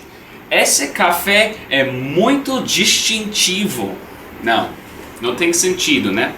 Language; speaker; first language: Portuguese; non-native, learner; English